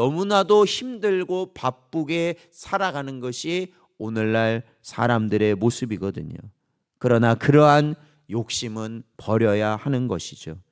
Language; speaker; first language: Korean; native; Korean